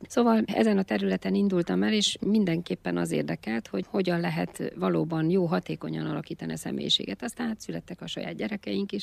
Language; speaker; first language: Hungarian; native; Hungarian